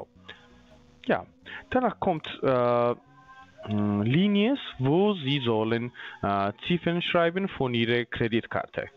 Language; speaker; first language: German; non-native, learner; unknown